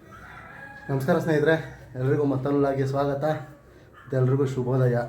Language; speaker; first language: Kannada; native; Kannada